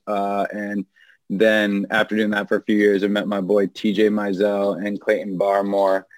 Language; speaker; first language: English; native; English